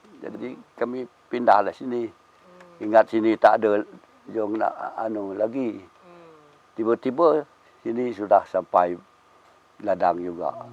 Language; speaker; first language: Malay; non-native, local second language; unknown